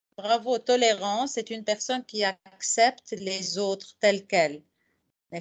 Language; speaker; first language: French; non-native, fluent; Arabic